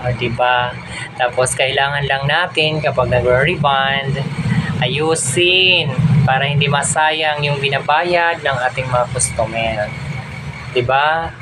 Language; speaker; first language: Filipino; non-native, local second language; Waray